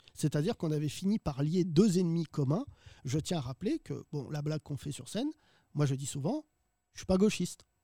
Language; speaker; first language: French; early bilingual, other home language; Arabic